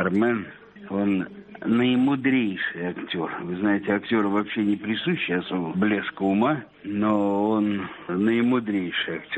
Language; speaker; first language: Russian; native; Russian